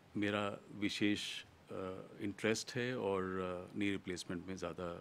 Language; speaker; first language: Hindi; native; Hindi